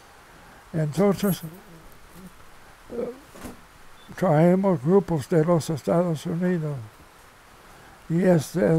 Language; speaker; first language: Spanish; non-native, fluent; English